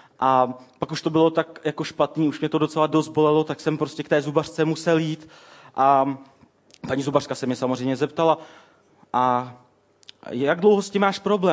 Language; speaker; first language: Czech; native; Czech